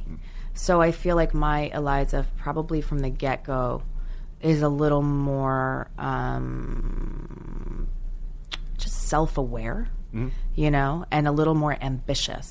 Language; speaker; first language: English; native; English